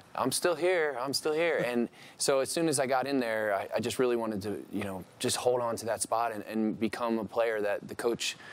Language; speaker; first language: English; native; English